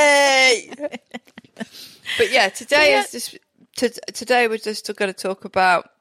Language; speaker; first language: English; native; English